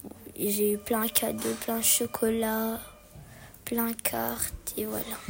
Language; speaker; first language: French; early bilingual, other home language; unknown